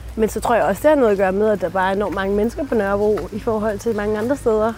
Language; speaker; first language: Danish; early bilingual, other home language; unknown